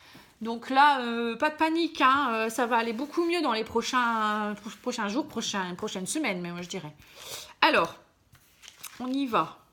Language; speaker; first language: French; native; French